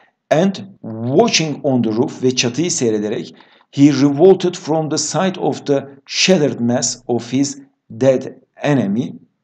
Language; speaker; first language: English; non-native, fluent; Turkish